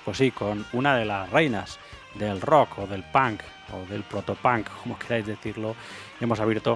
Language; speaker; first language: Spanish; native; Spanish